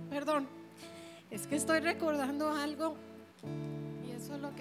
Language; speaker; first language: Spanish; native; Spanish